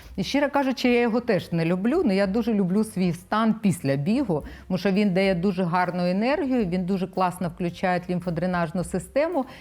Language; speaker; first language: Ukrainian; non-native, local second language; Russian